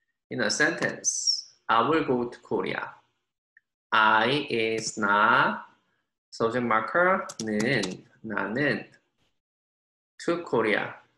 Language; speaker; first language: English; non-native, fluent; Korean